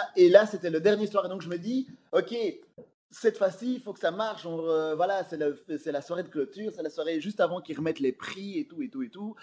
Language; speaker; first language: French; native; French